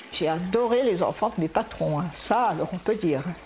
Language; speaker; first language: French; native; French